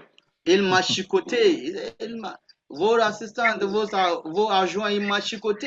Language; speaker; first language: French; non-native, fluent; Akan